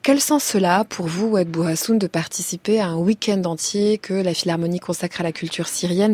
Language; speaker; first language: French; native; French